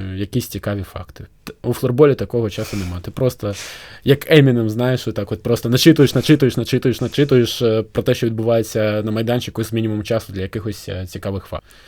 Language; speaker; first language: Ukrainian; non-native, local second language; Russian